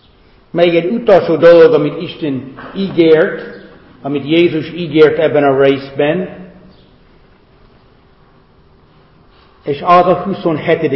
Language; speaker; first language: Hungarian; non-native, fluent; English